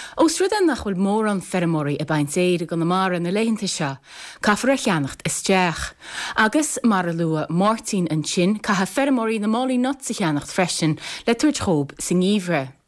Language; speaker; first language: Irish; native; Irish